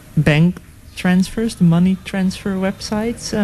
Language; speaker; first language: English; non-native, fluent; Dutch